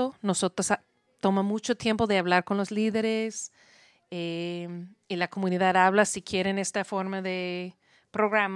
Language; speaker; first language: Spanish; non-native, learner; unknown